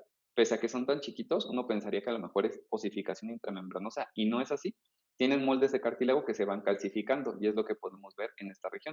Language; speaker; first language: Spanish; native; Spanish